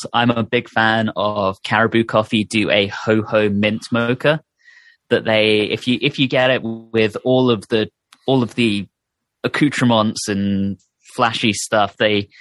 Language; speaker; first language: English; native; English